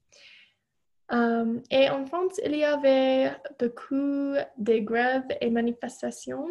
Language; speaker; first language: French; non-native, fluent; English